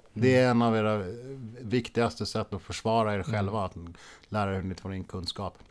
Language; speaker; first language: Swedish; native; Swedish